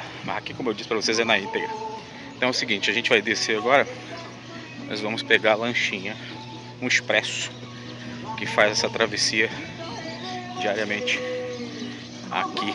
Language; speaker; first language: Portuguese; native; Portuguese